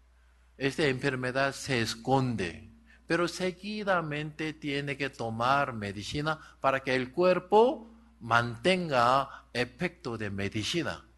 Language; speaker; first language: Spanish; non-native, learner; Korean